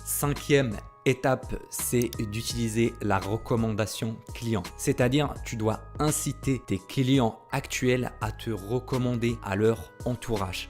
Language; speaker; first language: French; native; French